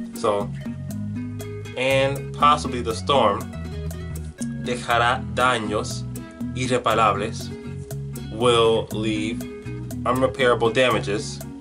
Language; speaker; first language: English; native; English